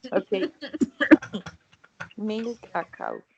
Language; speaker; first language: English; non-native, learner; Spanish